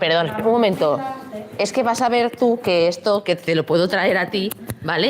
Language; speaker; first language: Spanish; native; Spanish